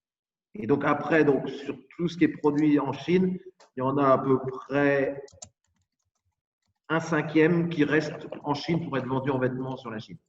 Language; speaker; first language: French; native; French